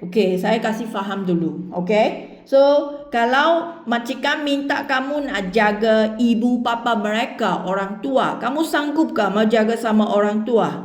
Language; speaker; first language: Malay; non-native, local second language; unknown